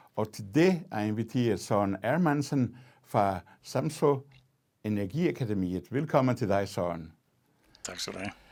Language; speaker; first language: Danish; non-native, fluent; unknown